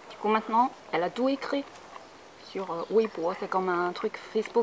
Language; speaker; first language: French; non-native, fluent; Chinese